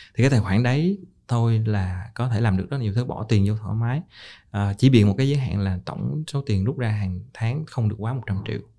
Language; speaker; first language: Vietnamese; native; Vietnamese